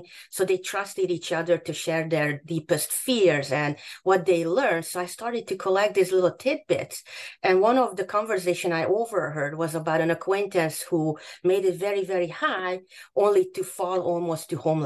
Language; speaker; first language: English; non-native, fluent; Hungarian